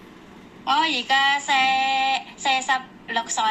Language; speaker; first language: Cantonese; non-native, learner; Indonesian